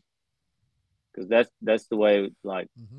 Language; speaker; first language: English; non-native, fluent; Portuguese